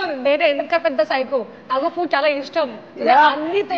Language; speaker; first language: Telugu; non-native, learner; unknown